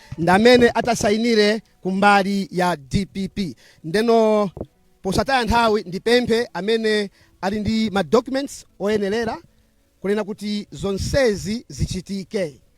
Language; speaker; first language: Nyanja; non-native, local second language; Tumbuka